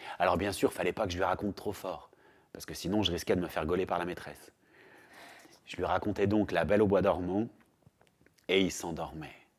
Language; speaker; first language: French; native; French